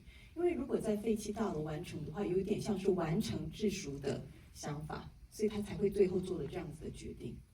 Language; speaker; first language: Chinese; native; Chinese